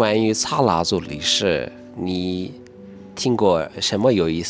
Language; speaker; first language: Chinese; non-native, fluent; Turkish